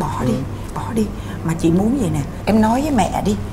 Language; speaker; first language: Vietnamese; native; Vietnamese